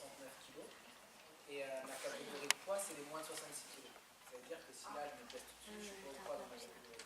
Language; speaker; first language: French; native; French